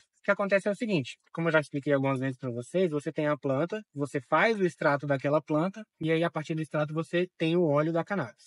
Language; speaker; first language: Portuguese; native; Portuguese